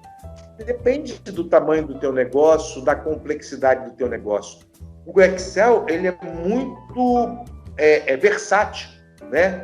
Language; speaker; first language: Portuguese; native; Portuguese